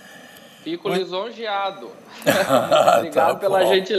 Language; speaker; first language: Portuguese; native; Portuguese